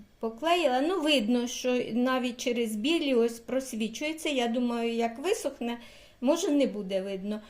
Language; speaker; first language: Ukrainian; native; Ukrainian